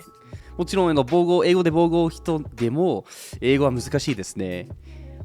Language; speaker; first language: Japanese; non-native, fluent; English